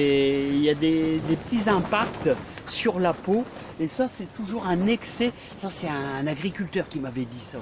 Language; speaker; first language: French; native; French